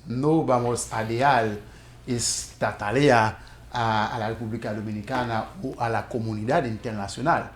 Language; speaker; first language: Spanish; non-native, fluent; Haitian Creole